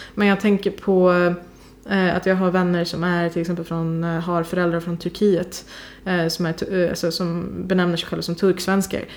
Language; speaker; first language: Swedish; early bilingual, other home language; Persian